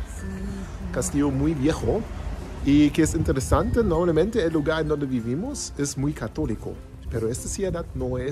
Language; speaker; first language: Spanish; non-native, learner; German